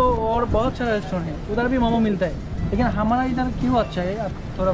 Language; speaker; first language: Hindi; non-native, fluent; Bangla